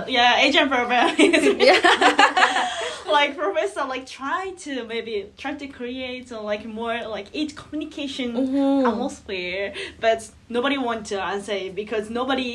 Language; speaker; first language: English; non-native, learner; Japanese